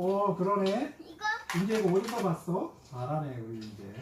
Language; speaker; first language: Korean; native; Korean